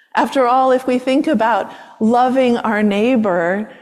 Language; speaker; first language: English; native; English